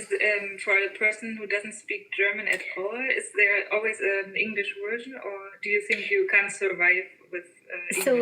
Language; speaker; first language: English; non-native, fluent; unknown